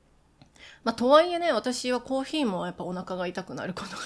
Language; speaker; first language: Japanese; native; Japanese